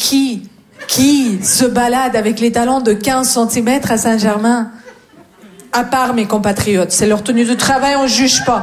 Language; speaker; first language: French; non-native, fluent; Russian